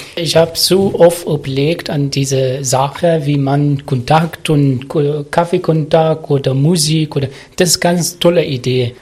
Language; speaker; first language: German; non-native, learner; Arabic